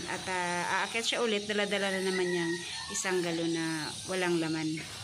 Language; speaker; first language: Filipino; non-native, local second language; Cebuano